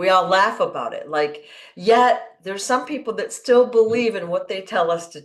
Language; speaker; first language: English; native; English